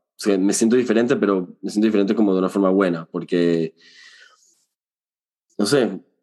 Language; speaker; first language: Spanish; early bilingual, heritage; Spanish